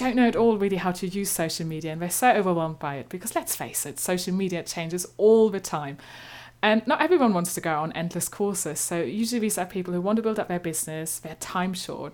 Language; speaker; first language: English; non-native, fluent; German